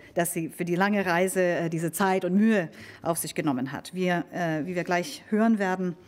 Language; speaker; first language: German; native; German